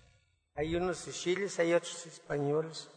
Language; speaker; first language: Spanish; non-native, local second language; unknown